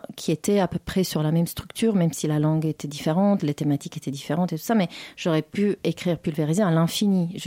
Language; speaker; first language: French; non-native, fluent; Romanian